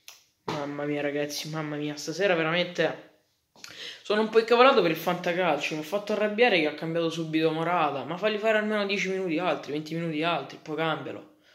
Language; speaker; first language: Italian; native; Italian